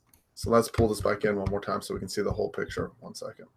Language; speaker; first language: English; native; English